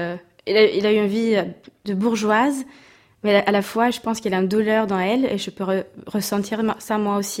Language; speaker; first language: French; non-native, fluent; Swedish